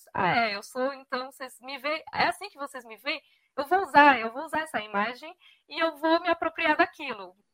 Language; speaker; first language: Portuguese; early bilingual, heritage; Portuguese